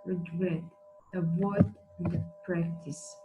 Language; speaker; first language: English; non-native, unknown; Kazakh